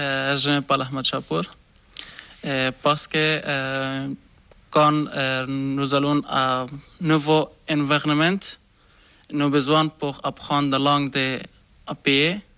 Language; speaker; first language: French; non-native, learner; Persian